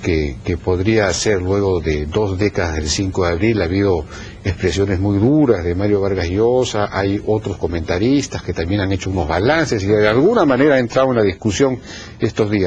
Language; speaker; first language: Spanish; native; Spanish